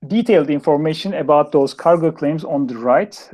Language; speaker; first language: English; non-native, fluent; Turkish